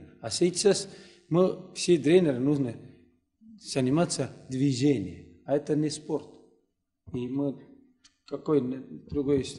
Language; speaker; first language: Russian; non-native, learner; Estonian